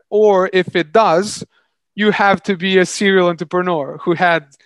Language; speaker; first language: English; non-native, fluent; Serbian